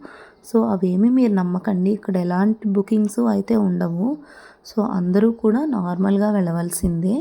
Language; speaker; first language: Telugu; native; Telugu